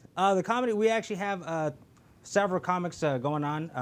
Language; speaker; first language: English; native; English